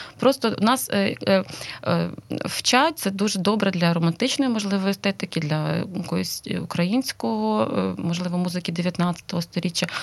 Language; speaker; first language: Ukrainian; non-native, local second language; Russian